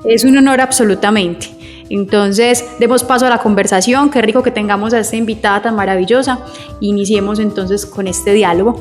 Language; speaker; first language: Spanish; native; Spanish